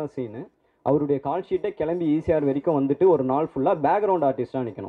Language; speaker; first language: Tamil; native; Tamil